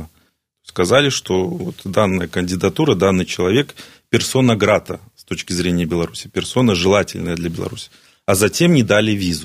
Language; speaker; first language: Russian; native; Russian